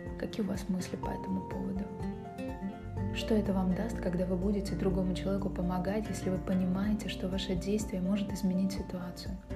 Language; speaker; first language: Russian; native; Russian